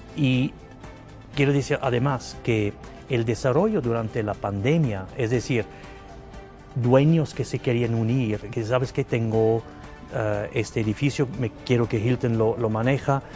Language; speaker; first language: Spanish; non-native, fluent; Swiss German